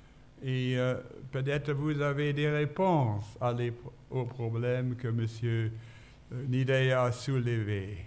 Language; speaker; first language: French; non-native, fluent; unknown